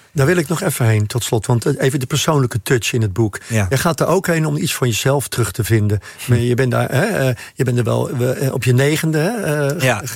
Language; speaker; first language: Dutch; native; Dutch